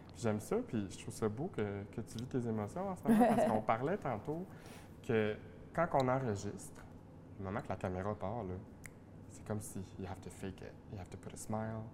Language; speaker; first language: French; native; French